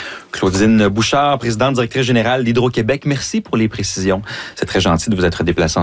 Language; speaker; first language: French; native; French